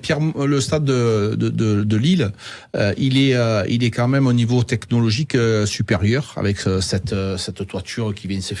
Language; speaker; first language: French; native; French